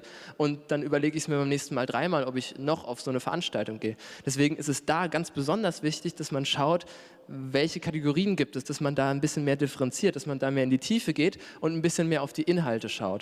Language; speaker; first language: German; native; German